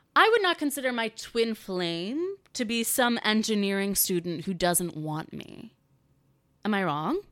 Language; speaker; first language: English; native; English